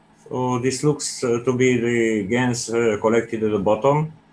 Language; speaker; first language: English; non-native, fluent; Hungarian